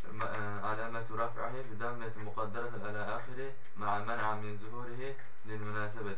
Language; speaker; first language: Arabic; non-native, learner; Turkish